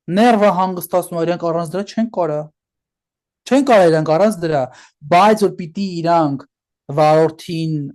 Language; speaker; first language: Armenian; early bilingual, heritage; Armenian